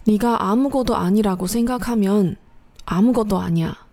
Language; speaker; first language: Korean; non-native, fluent; Chinese